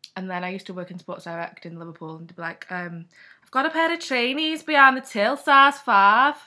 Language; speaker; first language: English; native; English